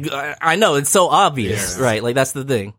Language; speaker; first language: English; native; English